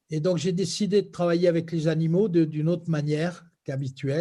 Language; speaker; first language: French; native; French